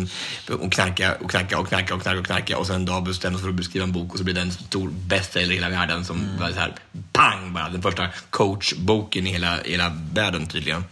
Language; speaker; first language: Swedish; native; Swedish